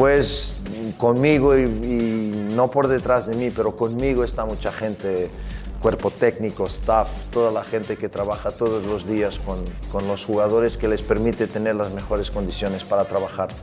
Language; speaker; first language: Spanish; non-native, fluent; Portuguese